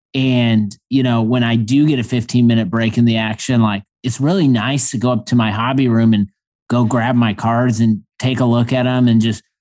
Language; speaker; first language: English; native; English